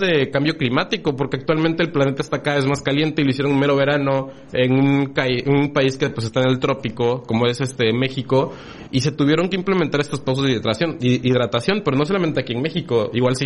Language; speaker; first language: Spanish; native; Spanish